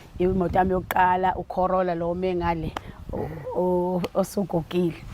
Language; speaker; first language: Zulu; native; Zulu